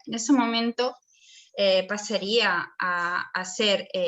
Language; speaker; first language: Spanish; native; Spanish